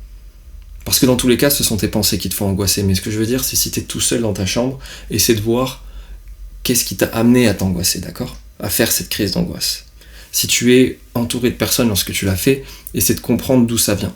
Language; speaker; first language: French; native; French